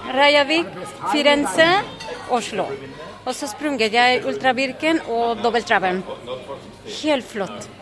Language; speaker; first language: Norwegian; non-native, fluent; Spanish